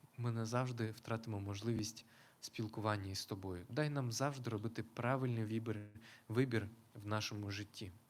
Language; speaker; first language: Ukrainian; non-native, local second language; Russian